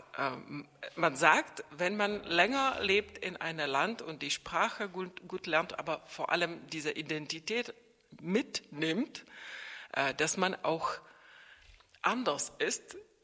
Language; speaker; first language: German; non-native, fluent; Czech